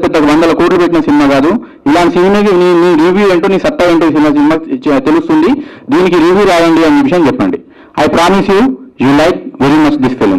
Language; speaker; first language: Telugu; native; Telugu